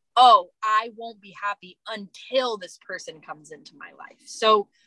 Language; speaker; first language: English; native; English